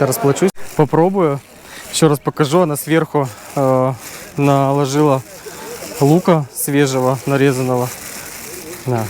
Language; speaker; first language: Russian; native; Russian